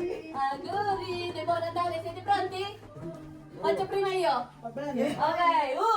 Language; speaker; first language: Italian; non-native, learner; Filipino